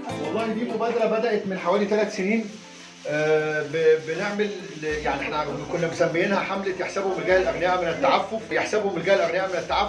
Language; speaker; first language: Arabic; native; Arabic